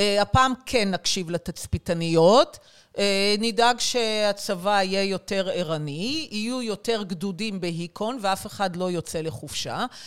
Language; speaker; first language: Hebrew; native; Hebrew